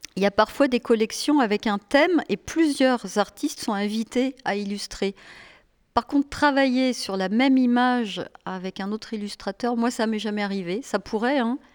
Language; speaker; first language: French; native; French